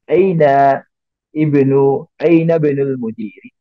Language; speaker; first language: Arabic; non-native, fluent; Indonesian